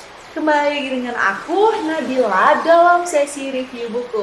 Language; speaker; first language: Indonesian; native; Indonesian